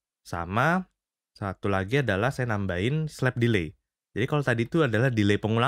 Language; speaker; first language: Indonesian; native; Indonesian